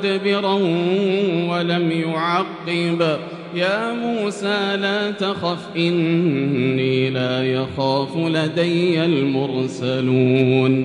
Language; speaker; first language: Arabic; native; Arabic